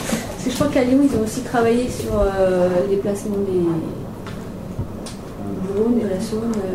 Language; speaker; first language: French; native; French